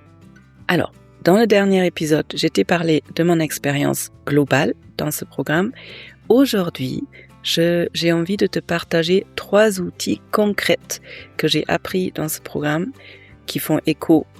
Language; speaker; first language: French; native; French